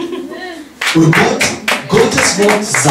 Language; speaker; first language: German; non-native, learner; English